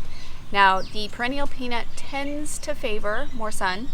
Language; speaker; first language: English; native; English